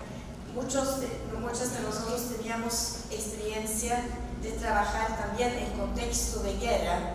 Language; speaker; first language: Spanish; non-native, fluent; Norwegian